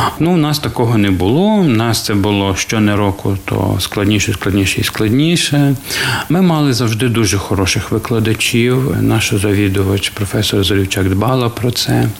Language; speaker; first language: Ukrainian; native; Ukrainian